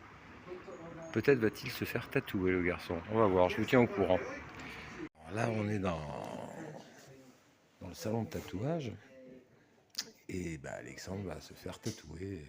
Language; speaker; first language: French; native; French